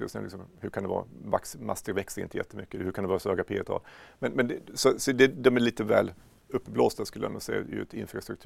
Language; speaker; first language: Swedish; native; Swedish